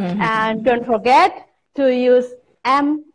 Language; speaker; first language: English; non-native, fluent; Indonesian